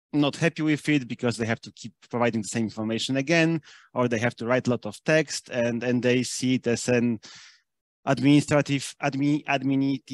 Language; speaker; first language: English; non-native, fluent; German